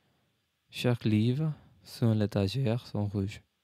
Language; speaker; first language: French; non-native, learner; English